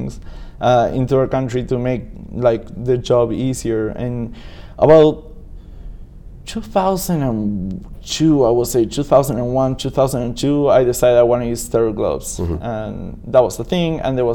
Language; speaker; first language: English; non-native, fluent; Spanish